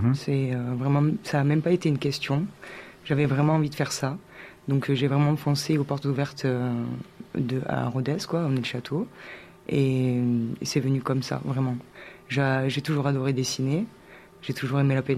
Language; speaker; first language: French; native; French